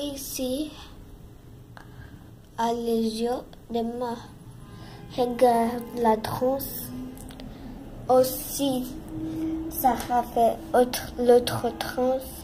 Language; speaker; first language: French; non-native, learner; Portuguese